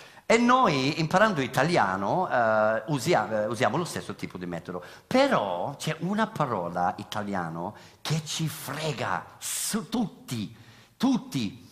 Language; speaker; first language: Italian; non-native, fluent; English